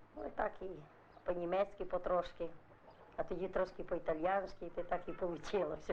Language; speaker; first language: Ukrainian; non-native, fluent; Italian